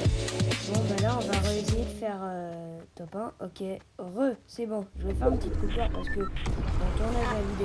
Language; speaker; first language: French; native; French